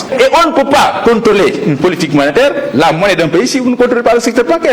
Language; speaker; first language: French; non-native, local second language; Wolof